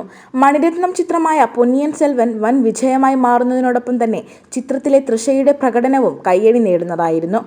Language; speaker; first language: Malayalam; native; Malayalam